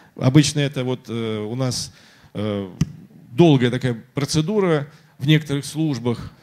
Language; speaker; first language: Russian; native; Russian